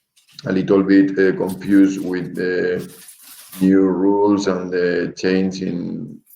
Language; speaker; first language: English; non-native, learner; Spanish